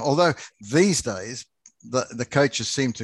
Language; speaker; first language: English; native; English